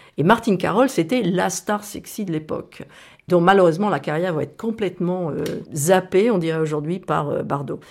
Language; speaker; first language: French; native; French